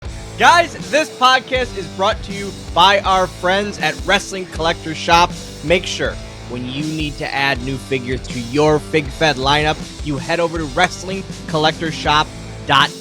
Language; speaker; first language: English; native; English